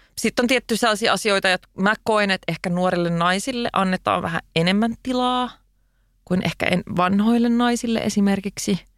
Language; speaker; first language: Finnish; non-native, local second language; Swedish